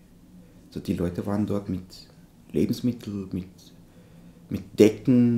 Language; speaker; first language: German; non-native, fluent; Turkish